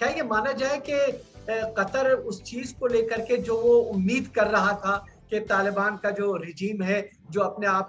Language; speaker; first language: Hindi; native; Hindi